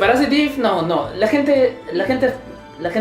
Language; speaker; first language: Spanish; native; Spanish